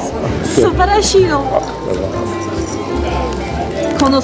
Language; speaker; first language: Japanese; non-native, learner; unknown